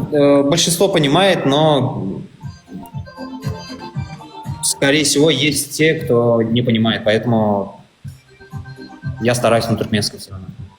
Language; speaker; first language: Russian; non-native, local second language; Turkmen